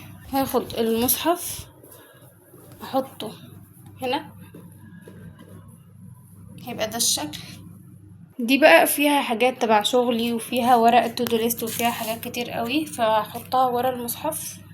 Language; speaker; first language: Arabic; native; Arabic